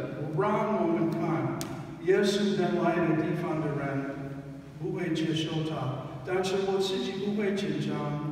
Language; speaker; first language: Chinese; non-native, fluent; English